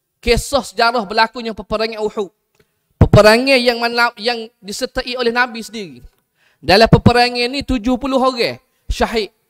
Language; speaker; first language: Malay; native; Malay